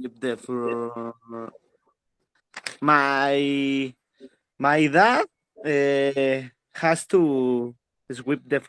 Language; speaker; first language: English; non-native, learner; Spanish